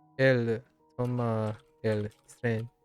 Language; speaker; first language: Spanish; non-native, learner; English